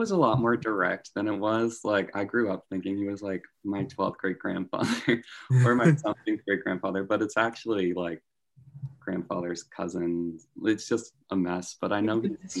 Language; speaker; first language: English; native; English